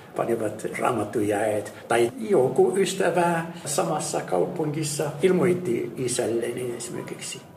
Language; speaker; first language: Finnish; non-native, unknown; Arabic